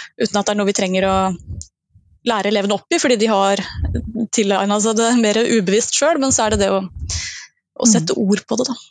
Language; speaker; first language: Norwegian; native; Norwegian